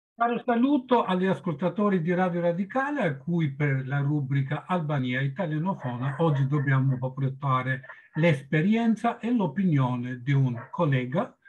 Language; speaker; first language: Italian; non-native, fluent; Albanian